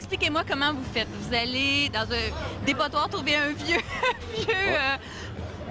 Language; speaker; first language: French; native; French